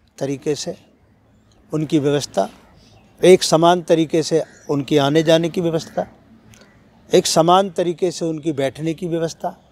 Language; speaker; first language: Hindi; native; Hindi